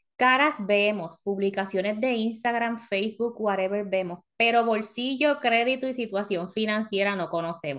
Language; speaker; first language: Spanish; early bilingual, heritage; Spanish